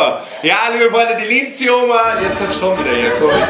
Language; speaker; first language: German; native; German